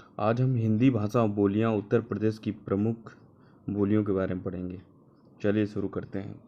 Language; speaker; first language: Hindi; native; Hindi